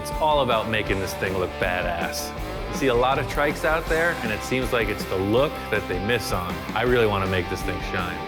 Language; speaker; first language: English; native; English